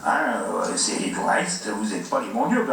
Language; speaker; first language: French; native; French